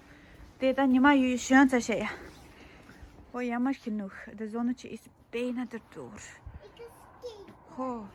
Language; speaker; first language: Dutch; non-native, fluent; Tibetan